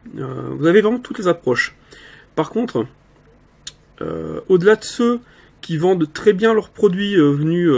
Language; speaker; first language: French; native; French